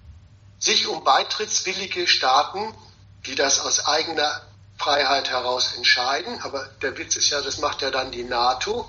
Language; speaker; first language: German; native; German